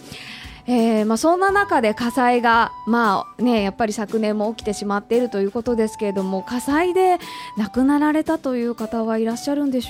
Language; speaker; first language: Japanese; native; Japanese